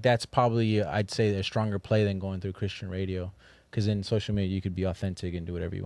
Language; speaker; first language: English; native; English